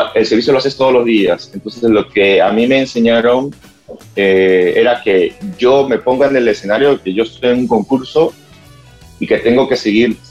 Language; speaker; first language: Spanish; native; Spanish